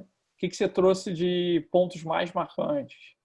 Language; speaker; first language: Portuguese; native; Portuguese